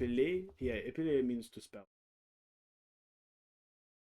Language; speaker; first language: French; non-native, learner; Russian